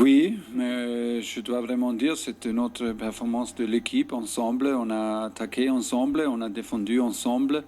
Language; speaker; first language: French; non-native, fluent; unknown